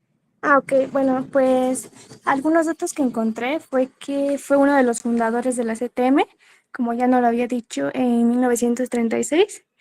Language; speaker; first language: Spanish; native; Spanish